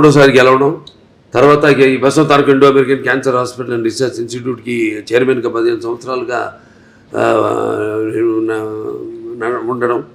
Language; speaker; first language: Telugu; native; Telugu